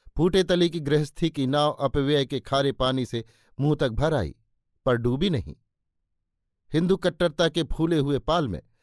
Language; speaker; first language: Hindi; native; Hindi